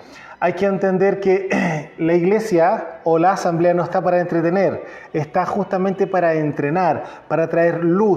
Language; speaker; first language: Spanish; native; Spanish